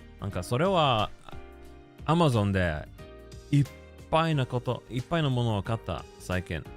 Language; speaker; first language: Japanese; non-native, learner; English